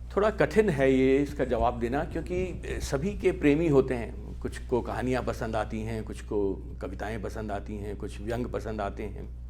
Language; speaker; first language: Hindi; native; Hindi